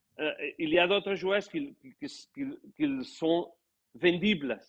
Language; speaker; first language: French; non-native, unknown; Catalan